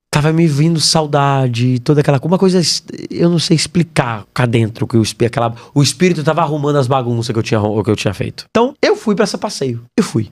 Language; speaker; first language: Portuguese; native; Portuguese